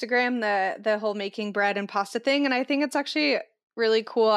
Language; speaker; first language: English; native; English